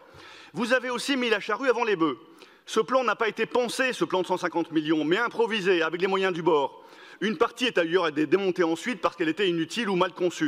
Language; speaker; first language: French; native; French